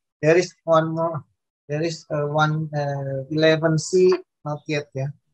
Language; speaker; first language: English; non-native, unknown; Indonesian